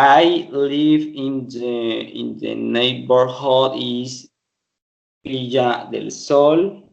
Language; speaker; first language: English; non-native, learner; Spanish